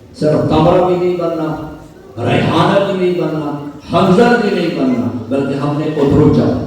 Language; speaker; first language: Urdu; non-native, local second language; Pashto